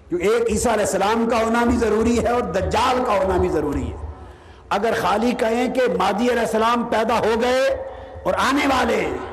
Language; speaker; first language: Urdu; non-native, local second language; Punjabi